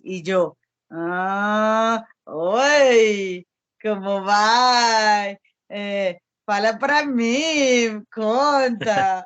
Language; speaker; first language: Portuguese; non-native, learner; Spanish